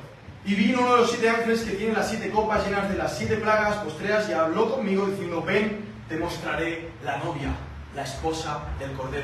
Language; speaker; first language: Spanish; native; Spanish